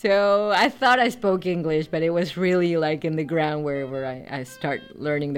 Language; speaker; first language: English; non-native, fluent; Spanish